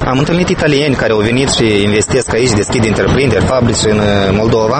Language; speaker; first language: Romanian; native; Romanian